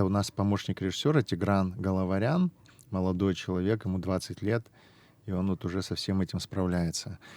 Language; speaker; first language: Russian; non-native, local second language; Abkhazian